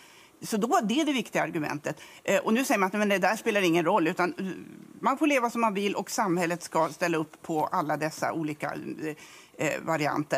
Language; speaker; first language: Swedish; native; Swedish